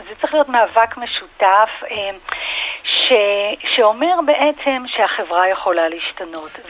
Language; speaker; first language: Hebrew; early bilingual, other home language; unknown